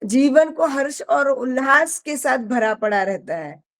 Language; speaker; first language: Hindi; non-native, local second language; Marathi